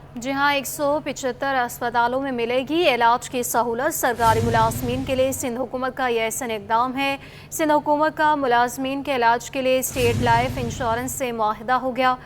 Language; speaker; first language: Urdu; native; Urdu